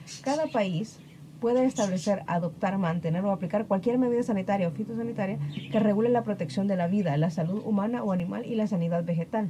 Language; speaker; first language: Spanish; native; Spanish